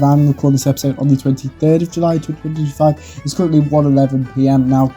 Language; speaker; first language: English; native; English